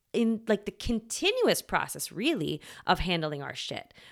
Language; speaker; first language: English; native; English